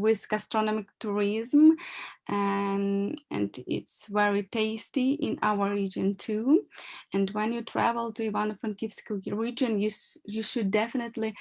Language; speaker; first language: English; non-native, learner; Ukrainian